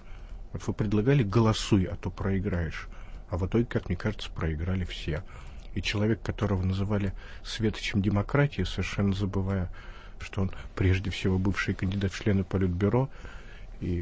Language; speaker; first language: Russian; native; Russian